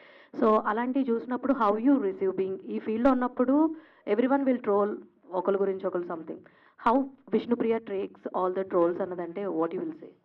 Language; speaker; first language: Telugu; native; Telugu